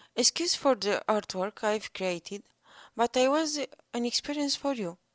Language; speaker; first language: English; non-native, learner; Romanian